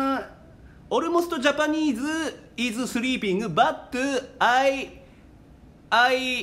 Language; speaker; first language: English; non-native, learner; Japanese